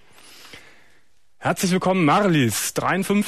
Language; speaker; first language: German; native; German